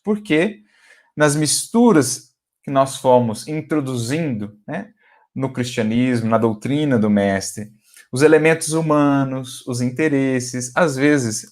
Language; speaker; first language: Portuguese; native; Portuguese